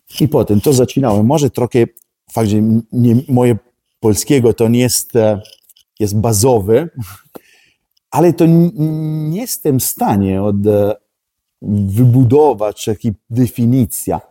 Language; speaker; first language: Polish; non-native, learner; Italian